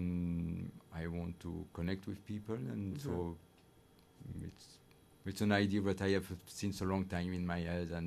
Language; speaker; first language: English; non-native, fluent; French